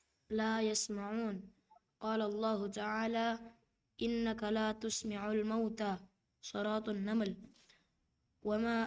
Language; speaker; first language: Arabic; non-native, learner; Indonesian